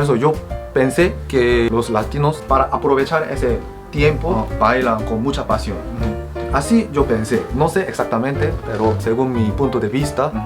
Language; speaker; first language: Spanish; non-native, fluent; Korean